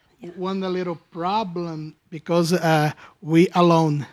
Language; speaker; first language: English; non-native, learner; Portuguese